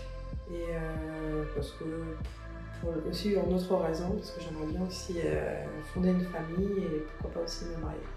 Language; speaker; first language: French; early bilingual, other home language; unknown